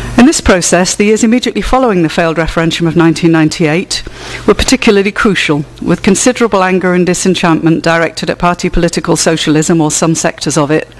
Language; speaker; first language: English; native; English